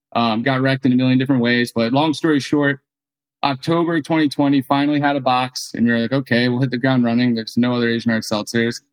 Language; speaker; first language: English; native; English